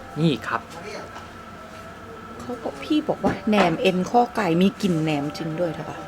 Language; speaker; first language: Thai; native; Thai